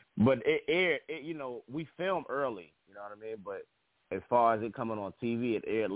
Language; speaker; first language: English; native; English